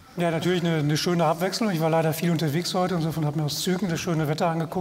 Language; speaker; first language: German; native; German